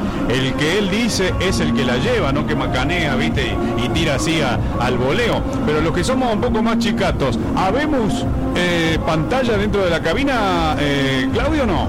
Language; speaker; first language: Spanish; native; Spanish